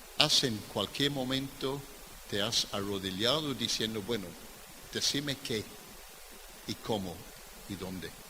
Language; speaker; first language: Spanish; non-native, fluent; English